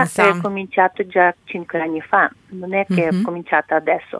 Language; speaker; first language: Italian; non-native, learner; Ukrainian